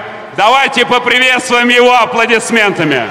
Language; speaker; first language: Russian; native; Russian